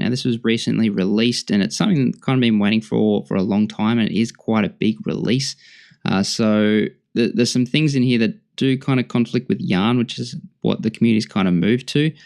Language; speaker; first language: English; native; English